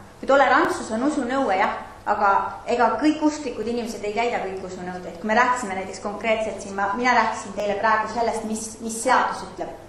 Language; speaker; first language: Estonian; non-native, fluent; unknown